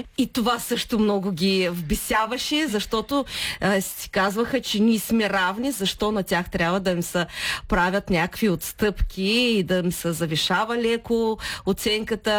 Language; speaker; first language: Bulgarian; early bilingual, heritage; Bulgarian